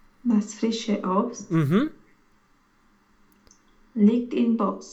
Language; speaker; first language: German; non-native, learner; Romanian